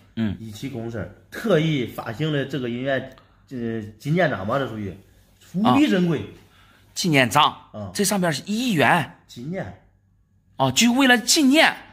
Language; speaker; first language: Chinese; native; Chinese